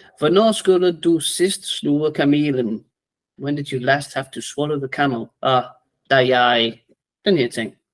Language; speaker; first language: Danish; native; Danish